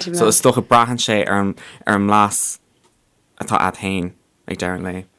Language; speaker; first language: Irish; native; Irish